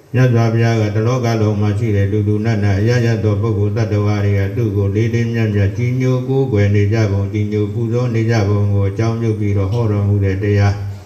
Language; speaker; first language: Burmese; native; Burmese